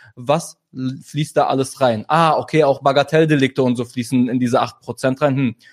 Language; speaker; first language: German; early bilingual, other home language; Arabic